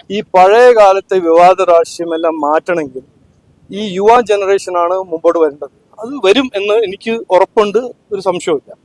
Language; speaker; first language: Malayalam; early bilingual, heritage; Malayalam